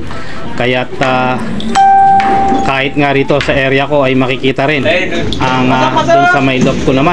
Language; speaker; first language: Filipino; native; Filipino